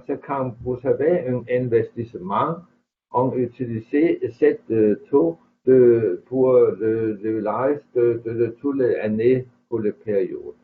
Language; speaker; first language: French; non-native, fluent; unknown